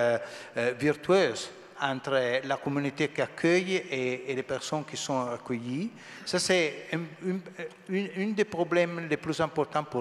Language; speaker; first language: French; non-native, fluent; Italian